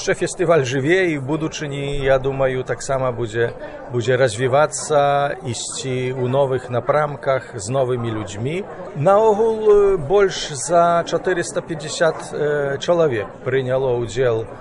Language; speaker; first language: Belarusian; native; Belarusian